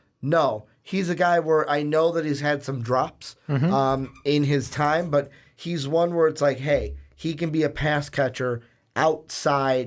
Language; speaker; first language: English; native; English